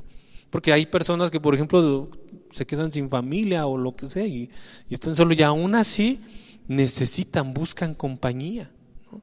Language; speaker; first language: Spanish; native; Spanish